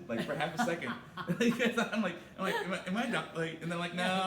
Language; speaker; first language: English; native; English